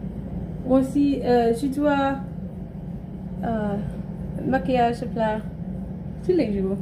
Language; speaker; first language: French; non-native, learner; English